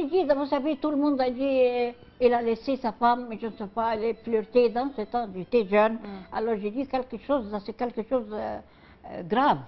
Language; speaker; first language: French; non-native, learner; Arabic